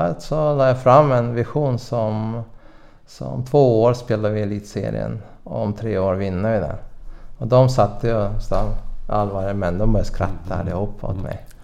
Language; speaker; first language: Swedish; non-native, fluent; Russian